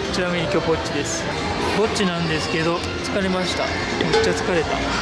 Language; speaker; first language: Japanese; native; Japanese